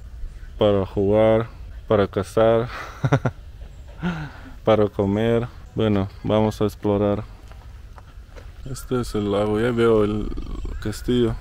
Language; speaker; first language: Spanish; non-native, fluent; Russian